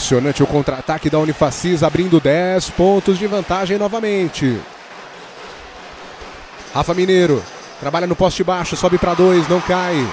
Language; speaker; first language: Portuguese; native; Portuguese